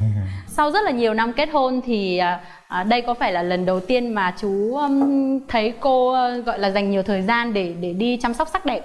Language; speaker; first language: Vietnamese; native; Vietnamese